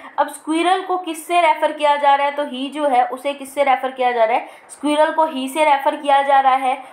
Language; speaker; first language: Hindi; native; Hindi